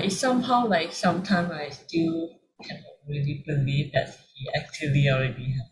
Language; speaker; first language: English; non-native, local second language; Chinese